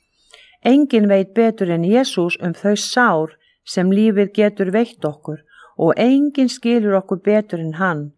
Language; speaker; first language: Icelandic; native; Icelandic